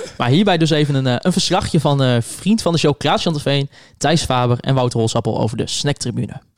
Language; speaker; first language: Dutch; native; Dutch